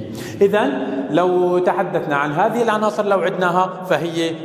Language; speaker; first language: Arabic; native; Arabic